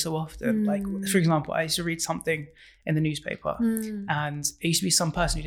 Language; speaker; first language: English; native; English